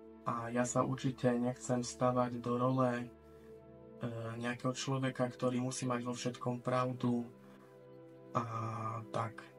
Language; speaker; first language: Slovak; native; Slovak